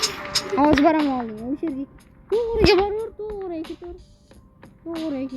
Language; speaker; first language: Turkish; non-native, learner; Uzbek